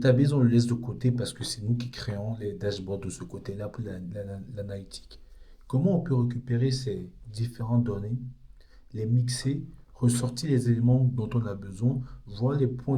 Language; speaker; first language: French; native; French